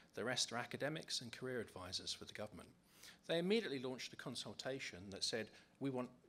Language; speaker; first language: English; native; English